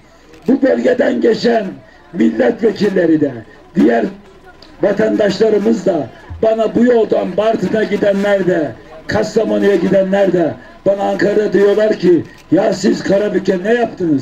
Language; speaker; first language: Turkish; native; Turkish